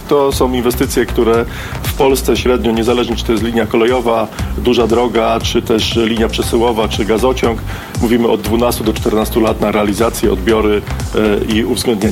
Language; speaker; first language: Polish; native; Polish